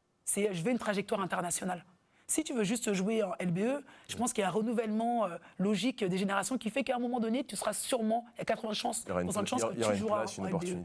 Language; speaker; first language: French; native; French